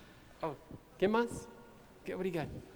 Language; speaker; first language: Spanish; non-native, fluent; English